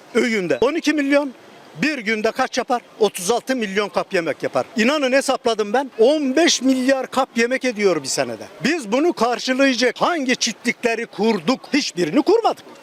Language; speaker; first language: Turkish; native; Turkish